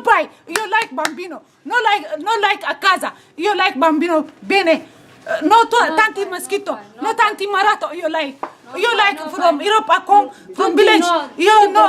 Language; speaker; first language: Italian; non-native, learner; Arabic